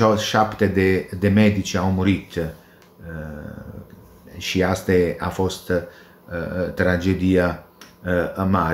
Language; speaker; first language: Romanian; non-native, learner; Italian